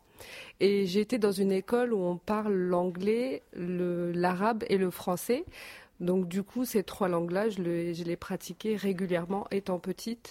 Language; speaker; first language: French; non-native, local second language; Arabic